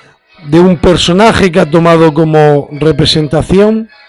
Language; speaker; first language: Spanish; native; Spanish